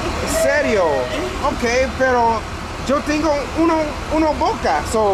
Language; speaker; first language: Spanish; non-native, learner; English